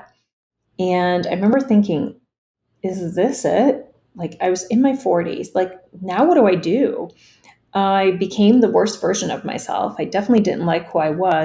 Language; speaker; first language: English; early bilingual, other home language; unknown